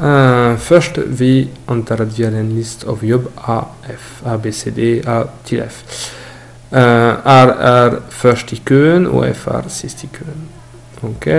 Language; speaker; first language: Norwegian; non-native, learner; French